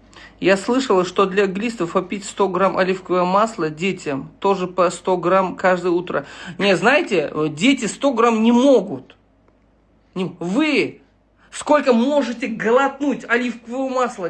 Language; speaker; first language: Russian; non-native, local second language; Uzbek